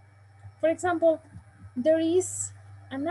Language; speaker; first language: English; non-native, fluent; Spanish